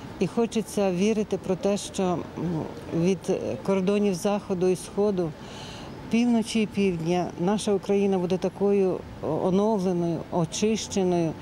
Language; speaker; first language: Ukrainian; native; Ukrainian